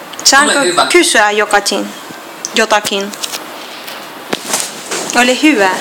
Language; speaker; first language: Finnish; non-native, learner; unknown